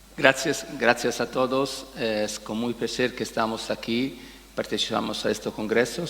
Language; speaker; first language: Spanish; non-native, learner; Italian